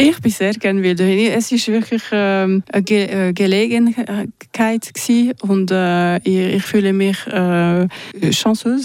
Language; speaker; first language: German; non-native, local second language; French